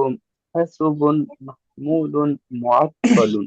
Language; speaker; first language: Arabic; non-native, learner; Bangla